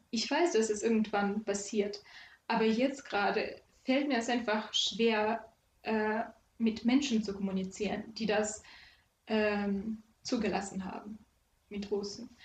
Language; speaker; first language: German; non-native, fluent; Ukrainian